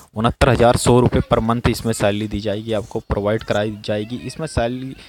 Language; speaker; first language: Hindi; native; Hindi